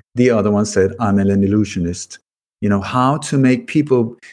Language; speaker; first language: English; early bilingual, other home language; Swedish